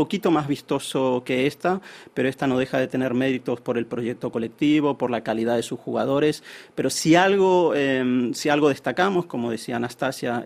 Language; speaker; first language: Spanish; native; Spanish